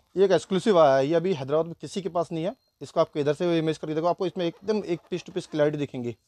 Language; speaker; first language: Hindi; native; Hindi